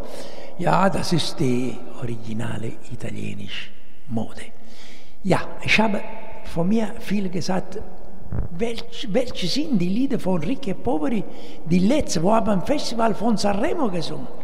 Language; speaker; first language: German; non-native, learner; Italian